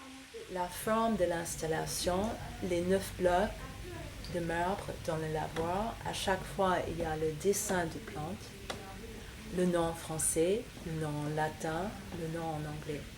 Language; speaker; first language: French; non-native, fluent; English